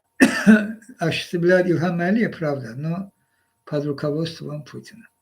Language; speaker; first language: Russian; non-native, local second language; Azerbaijani